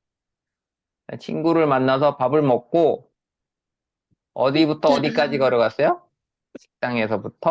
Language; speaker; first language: Korean; native; Korean